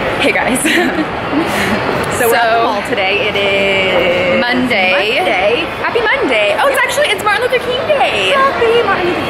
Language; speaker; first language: English; native; English